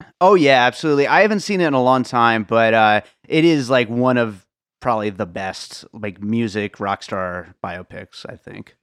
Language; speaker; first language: English; native; English